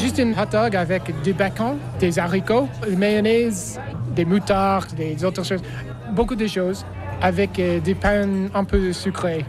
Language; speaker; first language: French; non-native, fluent; English